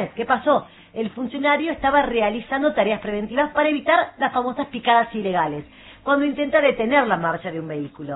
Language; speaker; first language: Spanish; native; Spanish